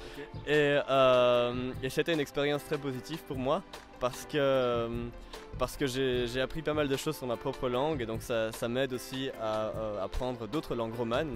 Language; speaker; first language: French; native; French